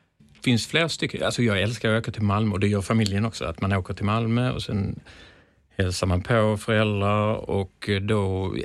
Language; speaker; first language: Swedish; native; Swedish